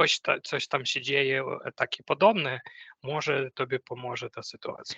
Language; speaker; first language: Polish; non-native, fluent; Ukrainian